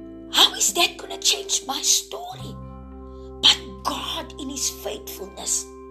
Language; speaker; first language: English; non-native, local second language; Afrikaans